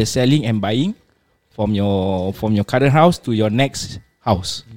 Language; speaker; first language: English; non-native, local second language; Malay